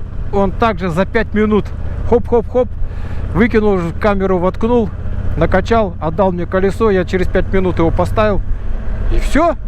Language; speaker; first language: Russian; native; Russian